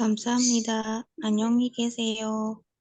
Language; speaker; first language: Korean; non-native, learner; Indonesian